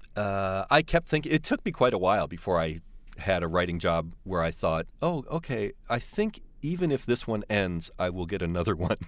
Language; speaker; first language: English; native; English